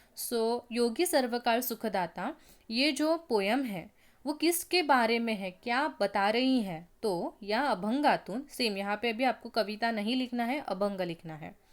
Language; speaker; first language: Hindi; non-native, local second language; Marathi